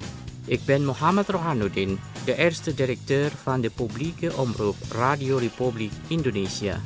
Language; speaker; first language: Dutch; non-native, learner; Indonesian